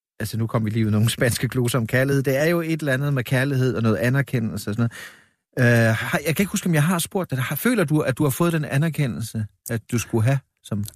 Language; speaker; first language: Danish; native; Danish